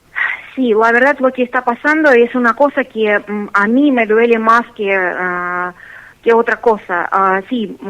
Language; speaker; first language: Spanish; non-native, fluent; Russian